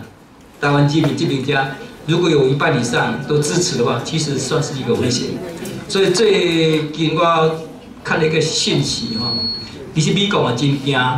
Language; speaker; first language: Chinese; non-native, local second language; Min Nan Chinese